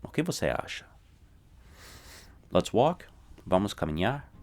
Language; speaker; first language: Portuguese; non-native, fluent; English